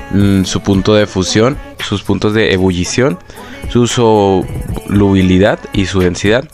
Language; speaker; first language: Spanish; native; Spanish